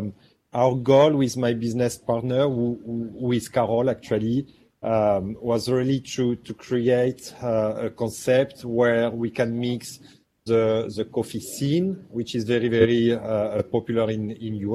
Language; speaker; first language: English; non-native, fluent; French